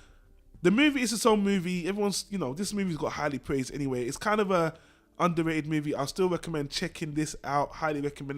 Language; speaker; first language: English; native; English